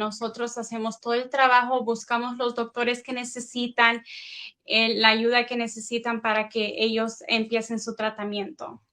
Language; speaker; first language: Spanish; early bilingual, heritage; Spanish